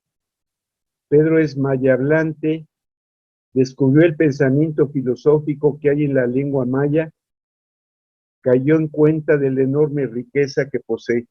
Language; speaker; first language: Spanish; native; Spanish